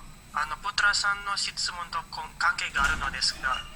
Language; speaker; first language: Japanese; non-native, learner; Indonesian